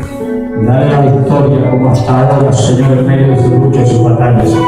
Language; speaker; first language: Spanish; native; Spanish